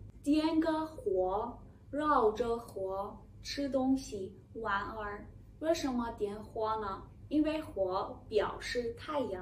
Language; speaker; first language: Chinese; non-native, fluent; Persian